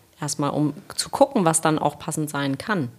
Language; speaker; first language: German; native; German